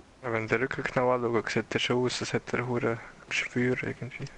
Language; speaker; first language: German; native; German